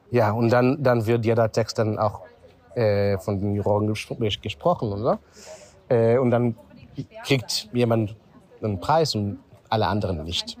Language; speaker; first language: German; non-native, fluent; Hebrew